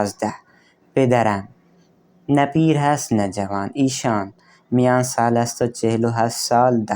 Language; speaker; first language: Persian; non-native, fluent; Urdu